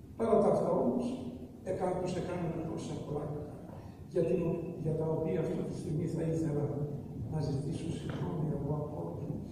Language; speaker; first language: Greek; native; Greek